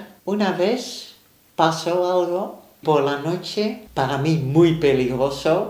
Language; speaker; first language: Spanish; non-native, learner; Dutch